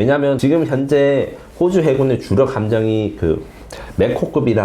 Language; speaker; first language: Korean; native; Korean